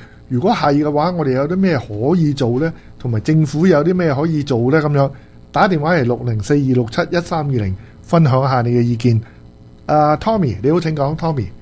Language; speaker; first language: Chinese; native; Chinese